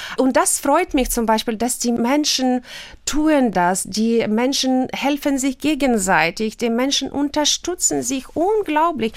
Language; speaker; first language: German; non-native, fluent; Russian